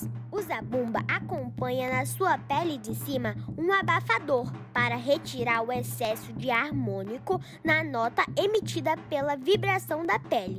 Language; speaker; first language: Portuguese; native; Portuguese